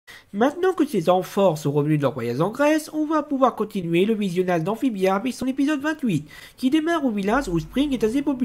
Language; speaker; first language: French; native; French